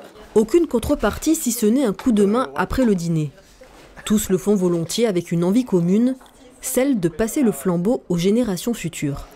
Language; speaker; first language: French; native; French